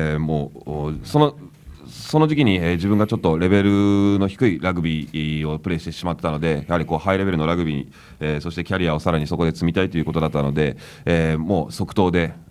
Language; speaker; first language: Japanese; native; Japanese